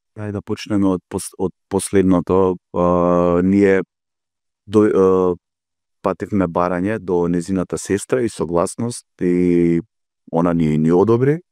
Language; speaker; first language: Macedonian; native; Macedonian